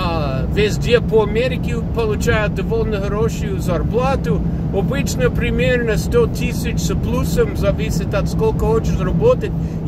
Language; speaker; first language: Russian; non-native, fluent; English